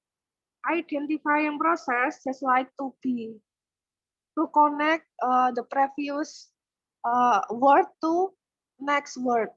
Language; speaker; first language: English; non-native, fluent; Indonesian